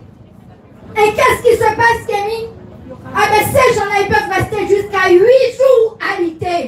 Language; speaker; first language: French; native; French